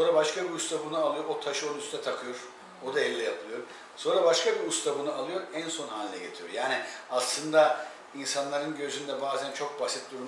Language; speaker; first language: Turkish; native; Turkish